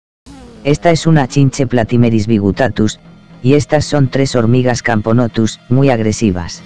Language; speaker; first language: Spanish; native; Spanish